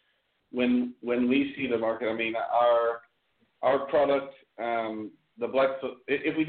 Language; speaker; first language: English; native; English